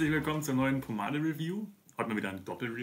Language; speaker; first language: German; native; German